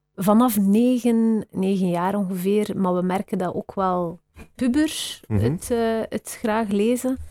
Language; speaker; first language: Dutch; native; Dutch